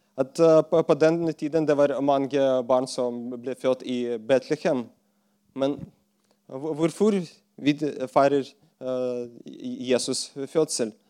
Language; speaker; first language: Norwegian; non-native, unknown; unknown